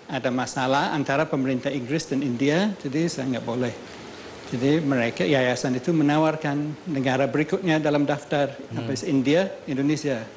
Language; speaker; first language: Indonesian; non-native, fluent; English